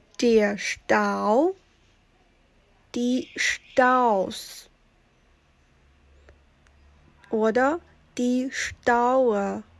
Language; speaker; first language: German; non-native, fluent; Chinese